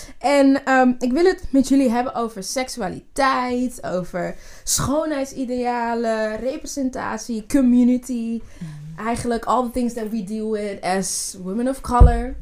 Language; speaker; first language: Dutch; early bilingual, other home language; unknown